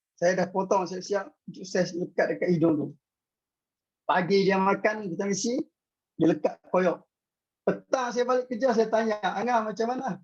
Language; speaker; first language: Malay; native; Malay